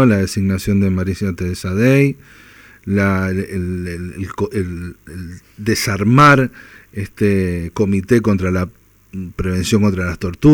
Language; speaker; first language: Spanish; native; Spanish